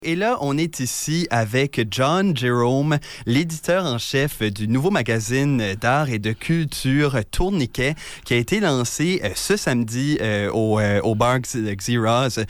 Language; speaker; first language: French; native; French